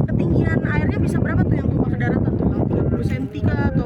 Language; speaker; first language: Indonesian; native; Indonesian